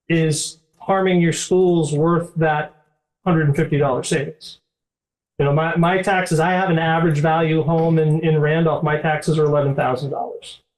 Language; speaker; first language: English; native; English